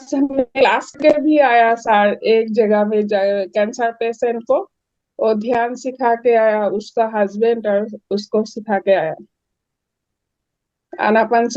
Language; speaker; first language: Hindi; non-native, local second language; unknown